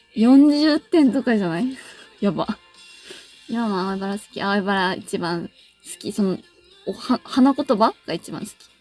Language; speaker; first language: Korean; non-native, fluent; Japanese